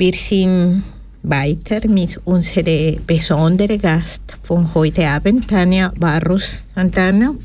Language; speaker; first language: German; non-native, fluent; Spanish